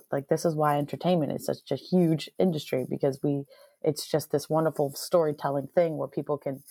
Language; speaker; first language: English; native; English